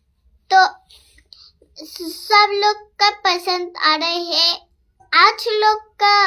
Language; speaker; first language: Hindi; non-native, local second language; Bangla